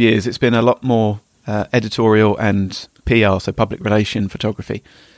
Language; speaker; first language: English; native; English